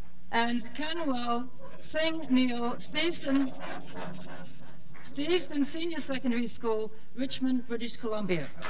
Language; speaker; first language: English; native; English